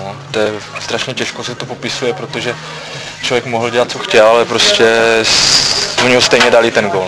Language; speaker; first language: Czech; native; Czech